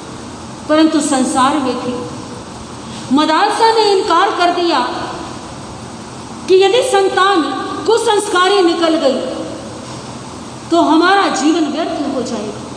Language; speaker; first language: Hindi; native; Hindi